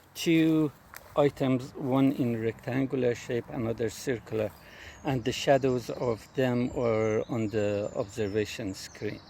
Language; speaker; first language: English; non-native, fluent; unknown